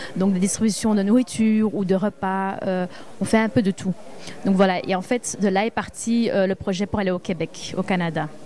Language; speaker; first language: French; early bilingual, other home language; Arabic